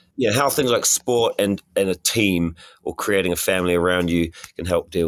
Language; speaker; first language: English; native; English